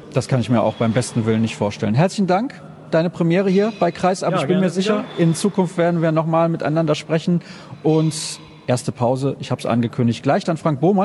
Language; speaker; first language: German; native; German